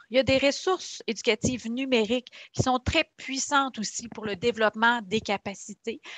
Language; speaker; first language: French; native; French